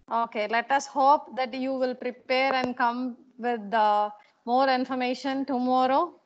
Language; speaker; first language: English; non-native, local second language; Tamil